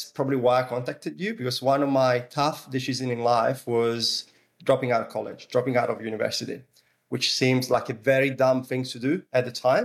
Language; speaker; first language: English; non-native, fluent; Italian